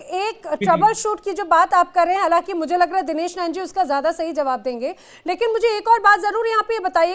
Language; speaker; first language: Hindi; native; Hindi